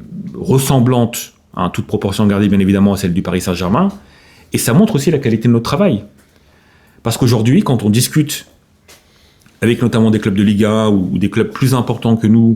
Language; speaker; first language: French; native; French